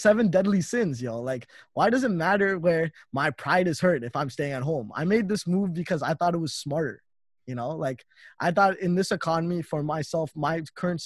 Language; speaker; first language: English; native; English